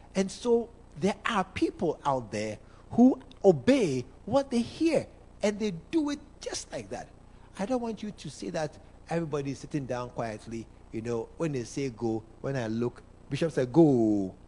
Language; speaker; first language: English; non-native, local second language; Akan